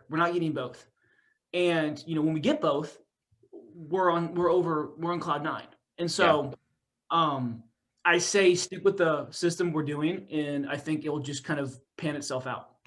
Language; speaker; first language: English; native; English